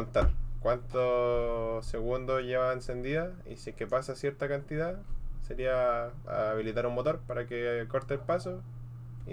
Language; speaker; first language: Spanish; native; Spanish